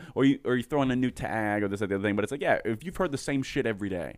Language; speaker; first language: English; native; English